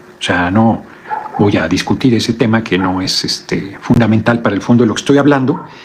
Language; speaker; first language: Spanish; native; Spanish